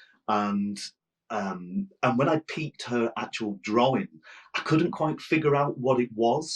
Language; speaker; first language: English; native; English